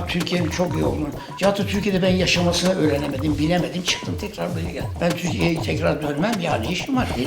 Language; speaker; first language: Turkish; native; Turkish